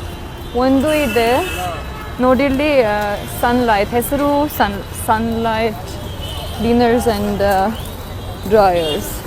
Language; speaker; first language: Kannada; non-native, learner; German